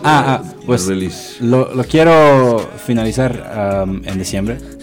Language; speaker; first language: Spanish; early bilingual, heritage; Spanish